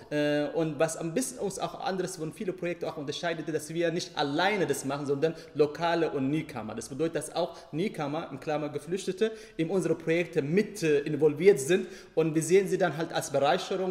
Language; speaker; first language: German; non-native, fluent; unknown